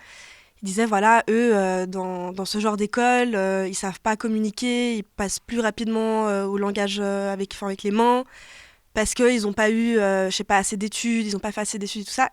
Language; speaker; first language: French; native; French